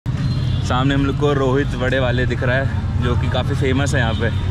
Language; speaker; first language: Hindi; native; Hindi